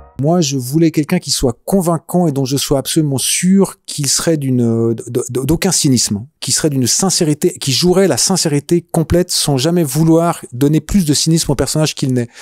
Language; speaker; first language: French; native; French